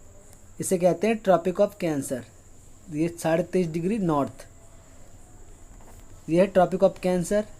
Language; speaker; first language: Hindi; native; Hindi